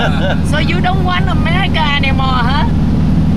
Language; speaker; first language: English; non-native, learner; Vietnamese